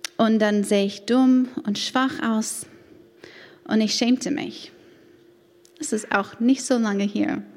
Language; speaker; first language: German; non-native, fluent; English